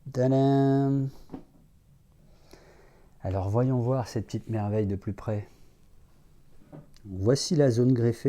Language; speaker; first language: French; native; French